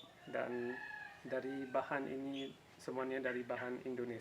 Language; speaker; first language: Indonesian; non-native, fluent; English